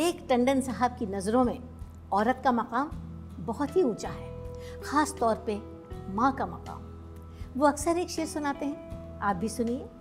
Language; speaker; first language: Hindi; native; Hindi